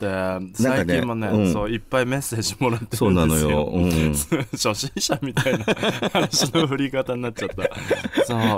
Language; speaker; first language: Japanese; native; Japanese